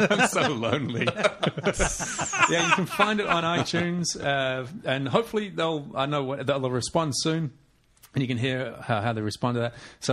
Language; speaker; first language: English; native; English